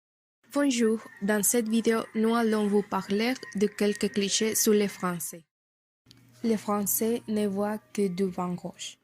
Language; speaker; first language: French; non-native, learner; Spanish